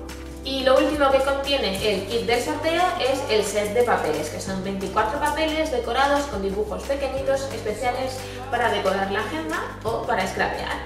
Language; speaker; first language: Spanish; native; Spanish